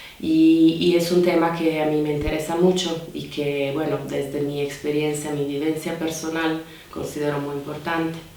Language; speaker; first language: Spanish; non-native, fluent; Italian